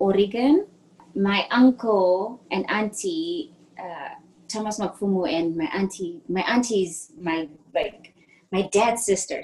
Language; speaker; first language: English; non-native, local second language; Shona